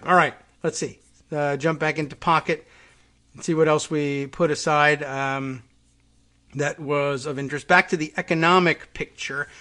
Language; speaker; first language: English; native; English